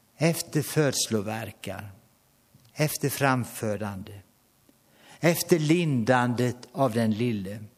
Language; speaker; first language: Swedish; native; Swedish